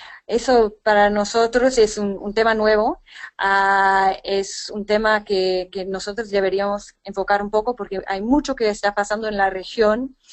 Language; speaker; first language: Spanish; non-native, fluent; English